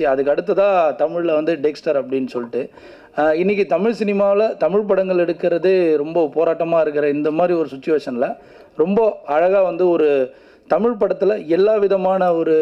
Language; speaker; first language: Tamil; native; Tamil